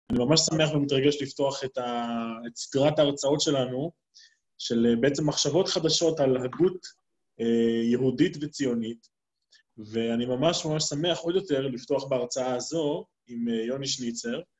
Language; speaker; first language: Hebrew; native; Hebrew